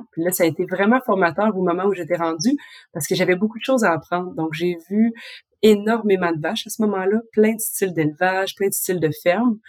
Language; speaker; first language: French; native; French